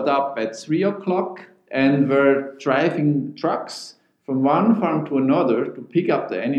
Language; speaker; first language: English; non-native, fluent; Swiss German